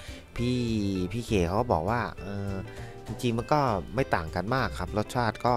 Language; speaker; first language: Thai; native; Thai